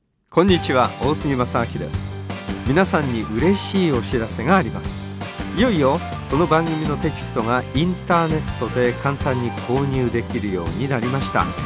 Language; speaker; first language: Japanese; native; Japanese